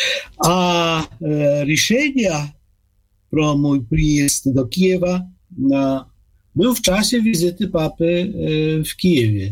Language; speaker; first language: Ukrainian; non-native, fluent; Polish